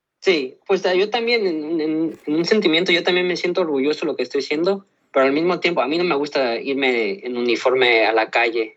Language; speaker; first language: Spanish; early bilingual, heritage; Spanish